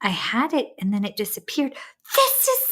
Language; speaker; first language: English; native; English